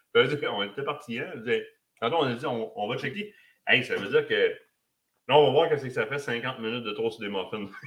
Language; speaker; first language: French; native; French